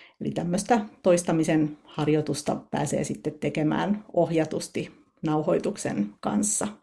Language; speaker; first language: Finnish; native; Finnish